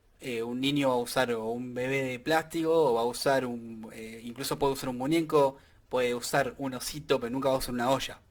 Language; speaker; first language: Spanish; native; Spanish